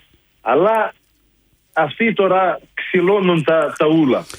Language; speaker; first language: Greek; non-native, learner; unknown